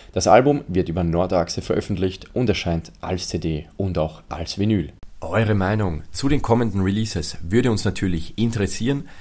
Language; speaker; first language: German; native; German